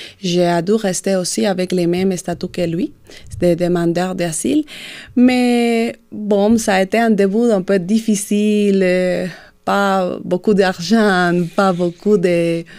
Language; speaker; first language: French; non-native, fluent; Spanish